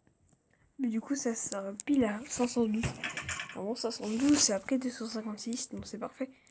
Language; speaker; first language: French; native; French